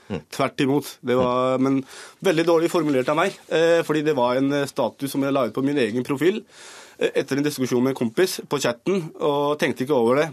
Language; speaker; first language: Norwegian; early bilingual, other home language; Urdu